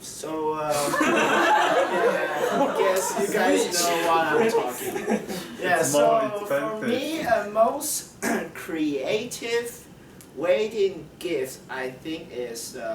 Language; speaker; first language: English; non-native, learner; Chinese